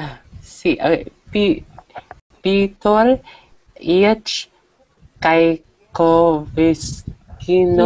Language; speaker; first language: Spanish; non-native, learner; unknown